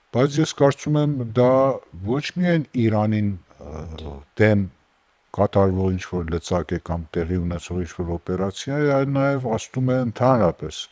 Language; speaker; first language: Armenian; native; Armenian